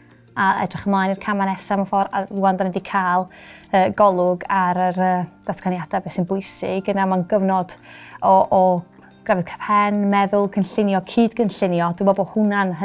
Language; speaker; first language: Welsh; native; Welsh